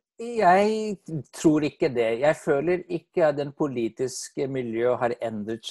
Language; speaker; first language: Norwegian; non-native, fluent; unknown